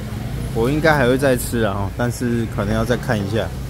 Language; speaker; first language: Chinese; native; Chinese